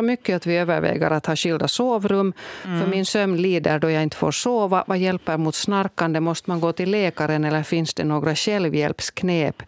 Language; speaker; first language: Swedish; native; Swedish